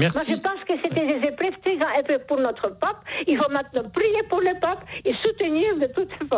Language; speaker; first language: French; non-native, fluent; Polish